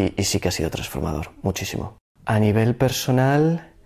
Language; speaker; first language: Spanish; native; Spanish